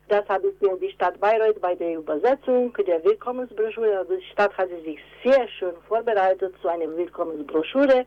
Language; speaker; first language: German; non-native, fluent; Romanian